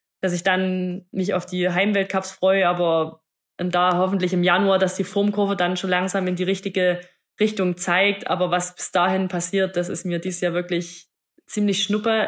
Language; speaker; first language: German; native; German